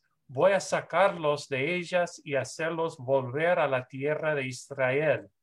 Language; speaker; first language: Spanish; non-native, fluent; English